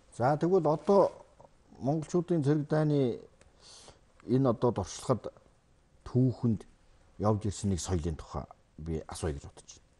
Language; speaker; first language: Mongolian; native; Mongolian